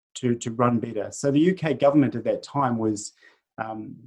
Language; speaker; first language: English; native; English